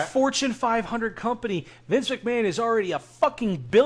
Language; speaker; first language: English; native; English